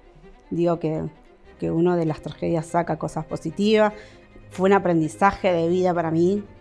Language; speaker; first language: Spanish; native; Spanish